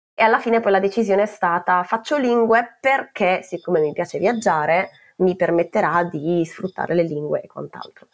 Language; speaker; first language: Italian; native; Italian